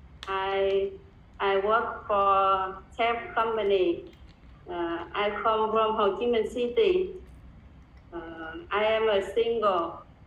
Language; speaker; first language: English; non-native, learner; Vietnamese